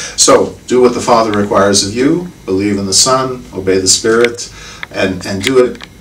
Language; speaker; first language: English; native; English